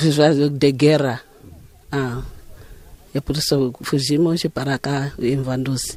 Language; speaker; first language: Portuguese; non-native, local second language; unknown